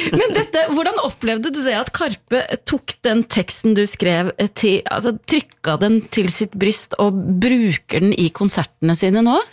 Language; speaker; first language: Norwegian; native; Norwegian